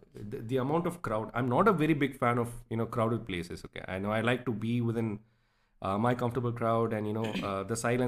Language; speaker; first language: English; non-native, local second language; Tamil